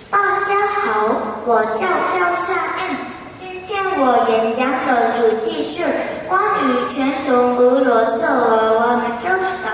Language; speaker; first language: Chinese; non-native, learner; Korean